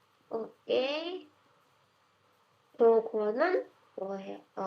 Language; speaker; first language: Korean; non-native, fluent; Indonesian